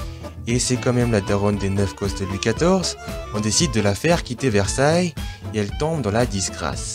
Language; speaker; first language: French; native; French